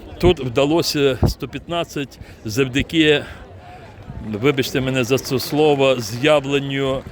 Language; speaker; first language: Ukrainian; non-native, local second language; Crimean Tatar